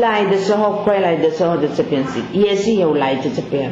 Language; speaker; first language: Chinese; non-native, learner; Filipino